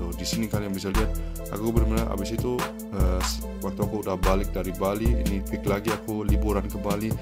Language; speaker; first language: Indonesian; early bilingual, heritage; Indonesian